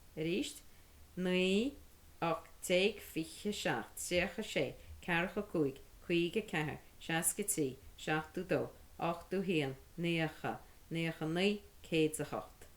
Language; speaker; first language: Irish; native; Irish